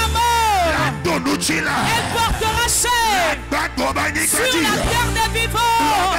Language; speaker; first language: French; non-native, local second language; Ewe